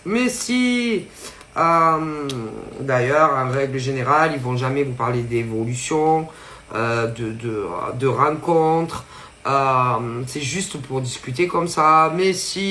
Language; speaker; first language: French; native; French